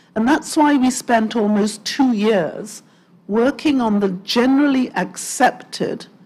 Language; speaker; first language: English; native; English